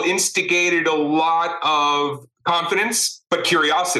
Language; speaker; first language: English; native; English